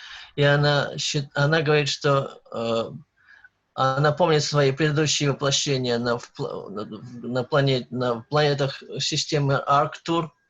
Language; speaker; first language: Russian; native; Russian